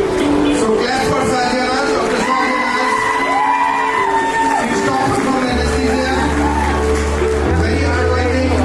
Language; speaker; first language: English; non-native, local second language; Telugu